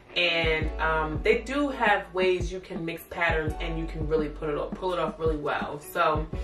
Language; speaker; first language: English; native; English